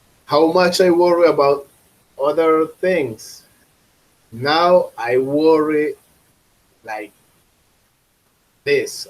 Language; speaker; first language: English; non-native, fluent; Spanish